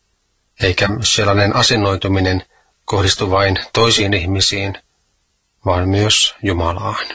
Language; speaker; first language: Finnish; native; Finnish